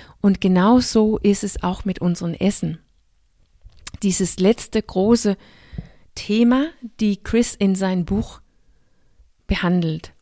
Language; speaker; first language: German; non-native, fluent; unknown